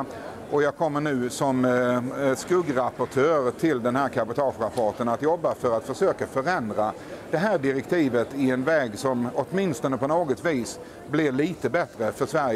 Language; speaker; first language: Swedish; native; Swedish